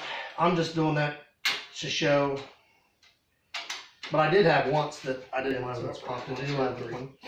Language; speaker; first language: English; native; English